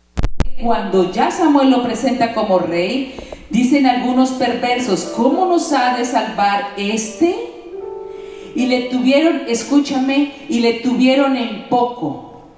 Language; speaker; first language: Spanish; native; Spanish